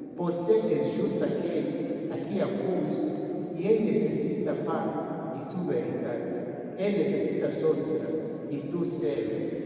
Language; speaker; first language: Catalan; non-native, fluent; Kinyarwanda